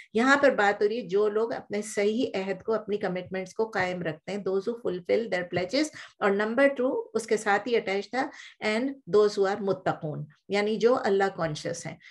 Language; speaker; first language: Urdu; native; Urdu